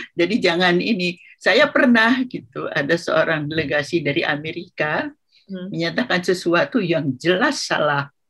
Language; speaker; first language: Indonesian; non-native, local second language; Sundanese